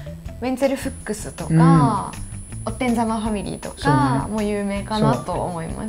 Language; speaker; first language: Japanese; native; Japanese